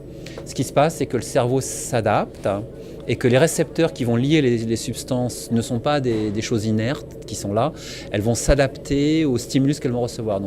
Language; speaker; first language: French; native; French